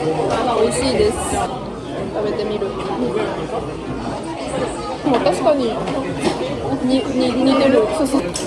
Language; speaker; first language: Japanese; non-native, fluent; French